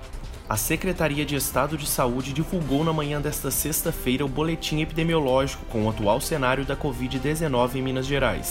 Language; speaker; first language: Portuguese; native; Portuguese